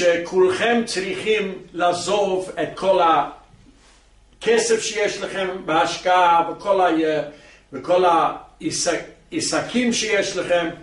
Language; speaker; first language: Hebrew; non-native, fluent; English